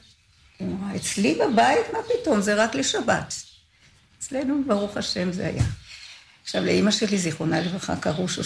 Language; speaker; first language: Hebrew; native; Hebrew